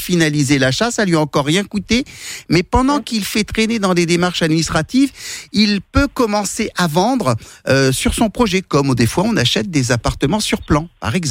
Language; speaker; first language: French; native; French